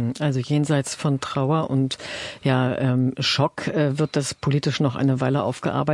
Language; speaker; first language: German; native; German